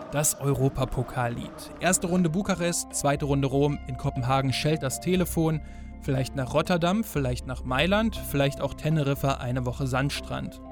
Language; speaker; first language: German; native; German